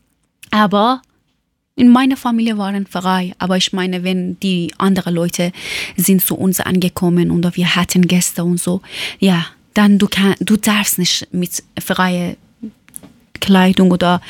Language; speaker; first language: German; non-native, learner; Persian